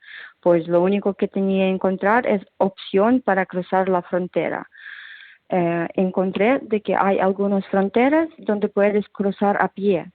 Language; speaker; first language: Spanish; non-native, fluent; Ukrainian